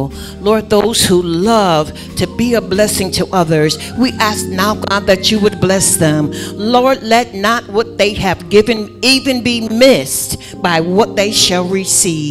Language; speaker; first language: English; native; English